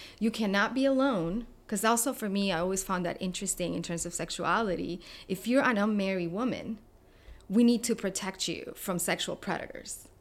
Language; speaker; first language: English; non-native, fluent; Spanish